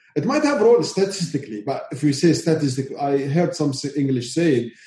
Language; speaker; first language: English; non-native, learner; Arabic